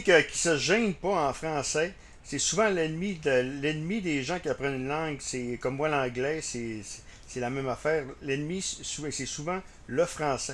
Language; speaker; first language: French; native; French